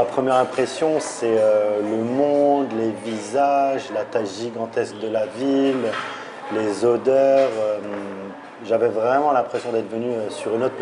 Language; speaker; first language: French; early bilingual, other home language; Arabic